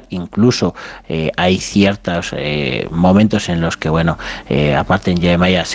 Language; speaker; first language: Spanish; native; Spanish